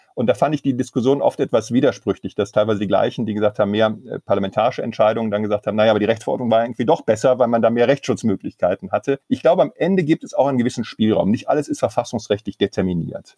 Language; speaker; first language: German; native; German